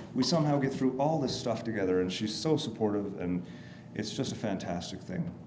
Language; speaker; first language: English; native; English